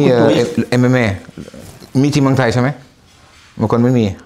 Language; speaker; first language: Thai; non-native, fluent; French